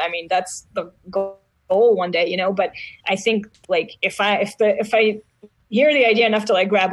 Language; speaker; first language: English; non-native, fluent; Hebrew